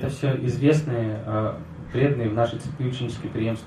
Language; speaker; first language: Russian; native; Russian